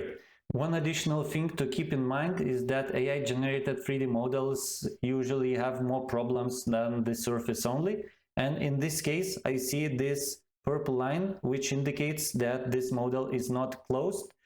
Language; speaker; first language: English; non-native, fluent; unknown